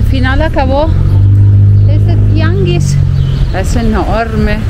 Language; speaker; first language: Spanish; non-native, fluent; Italian